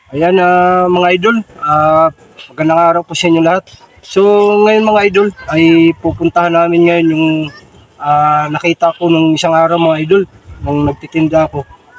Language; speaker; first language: Filipino; native; Filipino